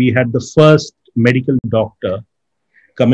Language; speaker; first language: English; non-native, local second language; Malayalam